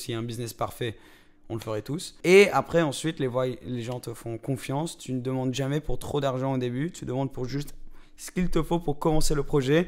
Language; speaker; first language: French; native; French